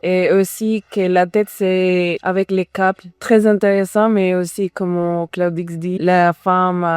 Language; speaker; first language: French; non-native, learner; Spanish